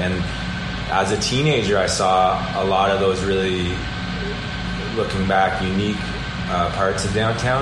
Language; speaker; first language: English; native; English